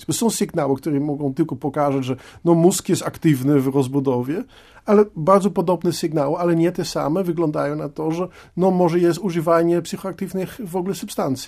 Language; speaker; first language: Polish; non-native, fluent; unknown